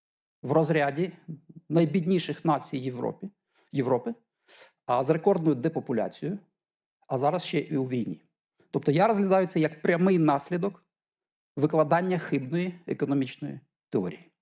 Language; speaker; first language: Ukrainian; native; Ukrainian